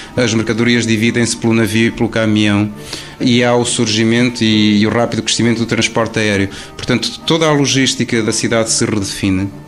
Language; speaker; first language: Portuguese; native; Portuguese